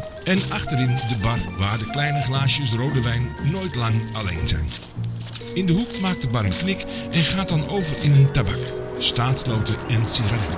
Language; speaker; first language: Dutch; native; Dutch